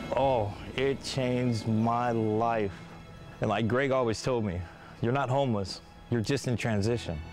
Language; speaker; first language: English; native; English